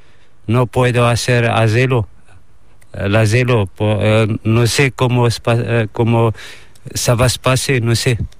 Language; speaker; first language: Spanish; non-native, learner; Arabic